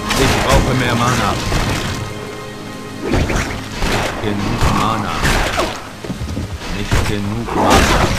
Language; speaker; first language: German; native; German